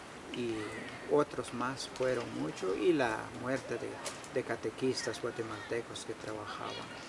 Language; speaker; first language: Spanish; non-native, local second language; Kʼicheʼ